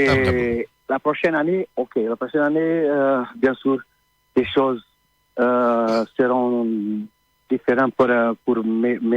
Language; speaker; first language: French; non-native, learner; Portuguese